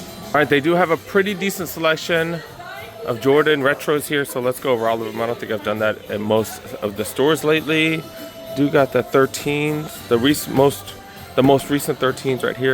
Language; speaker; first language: English; native; English